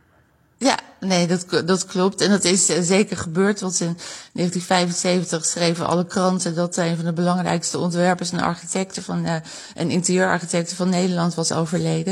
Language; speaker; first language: Dutch; native; Dutch